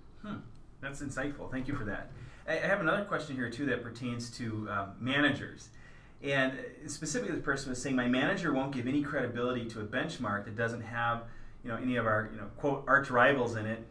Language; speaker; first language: English; native; English